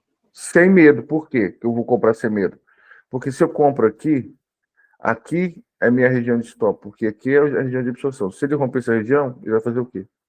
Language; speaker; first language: Portuguese; native; Portuguese